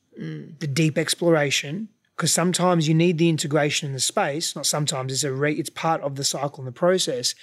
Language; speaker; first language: English; native; English